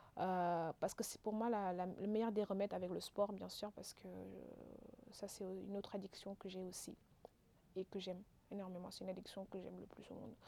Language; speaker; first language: French; non-native, local second language; Wolof